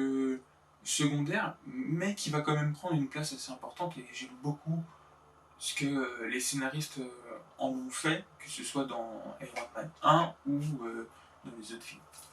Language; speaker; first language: French; native; French